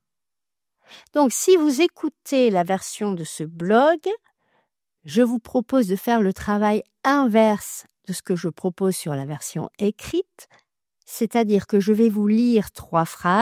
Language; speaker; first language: French; native; French